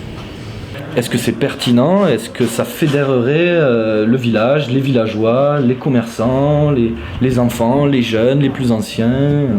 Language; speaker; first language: French; native; French